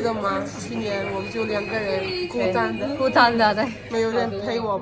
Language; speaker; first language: Chinese; non-native, fluent; Arabic